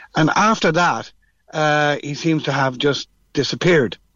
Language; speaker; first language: English; native; English